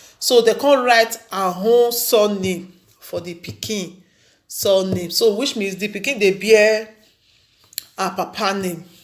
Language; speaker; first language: Nigerian Pidgin; non-native, local second language; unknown